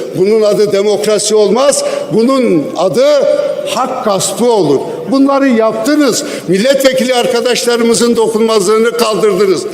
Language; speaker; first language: Turkish; non-native, local second language; Kurdish